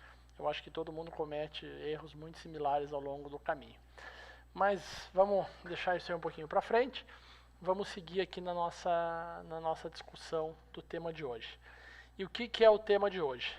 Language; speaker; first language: Portuguese; native; Portuguese